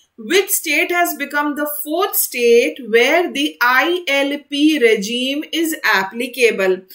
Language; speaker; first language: English; non-native, local second language; Hindi